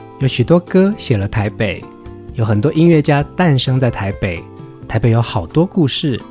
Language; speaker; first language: Chinese; native; Chinese